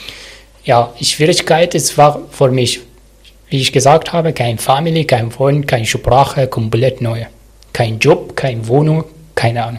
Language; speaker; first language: German; non-native, local second language; Arabic